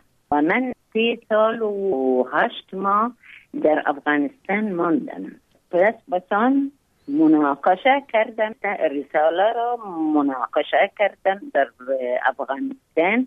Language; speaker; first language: Persian; non-native, fluent; Arabic